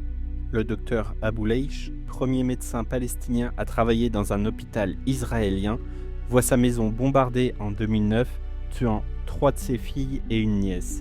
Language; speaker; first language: French; native; French